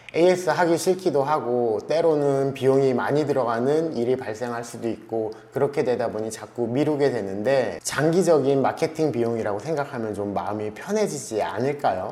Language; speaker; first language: Korean; native; Korean